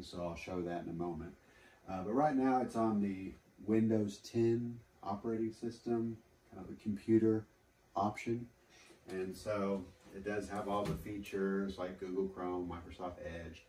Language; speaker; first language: English; native; English